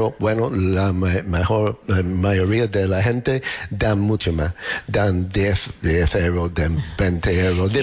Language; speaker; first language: Spanish; non-native, learner; English